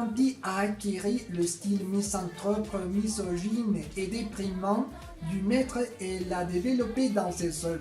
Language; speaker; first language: French; non-native, fluent; Spanish